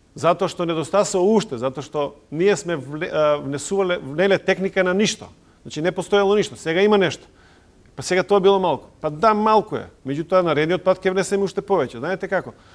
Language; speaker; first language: Macedonian; non-native, local second language; Serbian